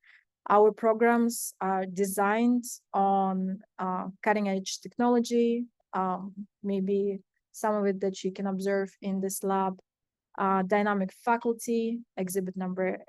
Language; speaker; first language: English; non-native, fluent; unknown